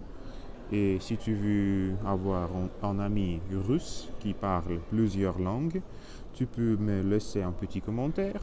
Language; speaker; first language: French; non-native, learner; Spanish